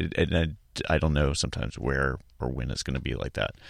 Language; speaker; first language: English; native; English